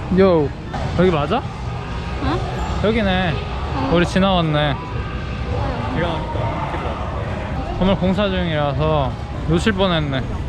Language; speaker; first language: Korean; native; Korean